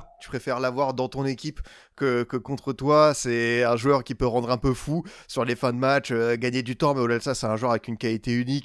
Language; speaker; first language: French; native; French